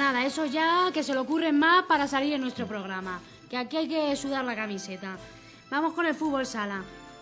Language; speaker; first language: Spanish; native; Spanish